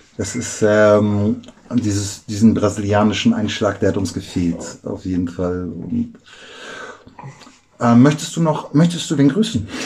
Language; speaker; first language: German; native; German